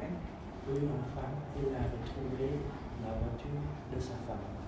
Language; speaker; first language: French; non-native, fluent; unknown